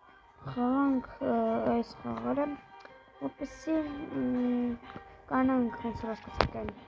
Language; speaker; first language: Armenian; native; Armenian